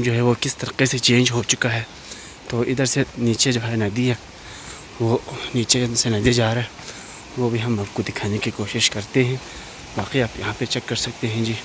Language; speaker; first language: Urdu; native; Urdu